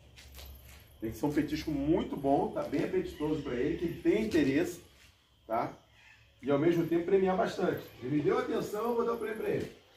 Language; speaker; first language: Portuguese; native; Portuguese